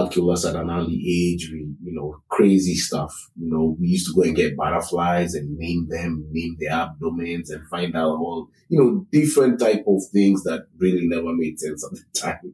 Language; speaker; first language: English; non-native, local second language; Kikuyu